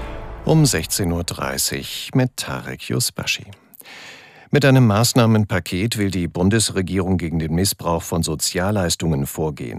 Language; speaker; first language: German; native; German